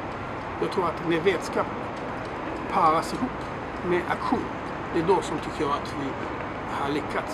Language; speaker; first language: Swedish; non-native, fluent; Hebrew